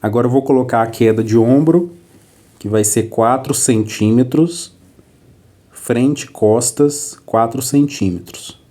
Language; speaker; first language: Portuguese; native; Portuguese